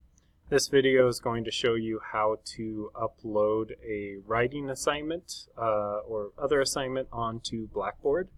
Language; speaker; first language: English; native; English